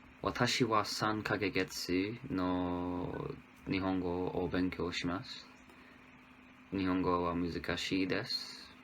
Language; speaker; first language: Japanese; non-native, learner; English